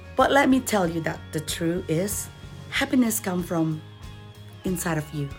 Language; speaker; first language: English; non-native, fluent; Indonesian